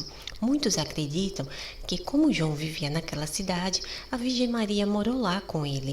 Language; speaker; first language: Portuguese; native; Portuguese